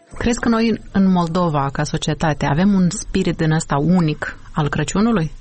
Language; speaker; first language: Romanian; native; Romanian